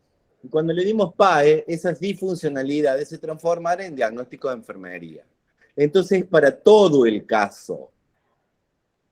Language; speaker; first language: Spanish; native; Spanish